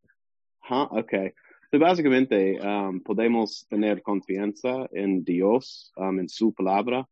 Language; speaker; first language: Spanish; non-native, learner; English